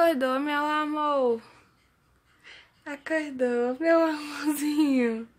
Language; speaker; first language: Portuguese; native; Portuguese